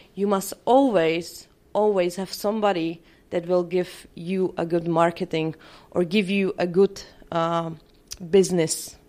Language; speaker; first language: English; non-native, fluent; Czech